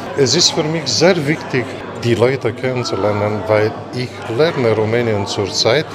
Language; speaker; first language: German; non-native, fluent; Romanian